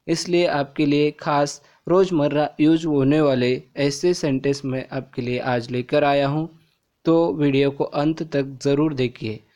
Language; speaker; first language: Hindi; non-native, local second language; Marathi